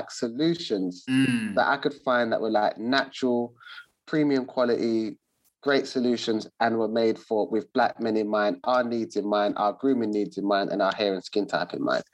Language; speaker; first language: English; native; English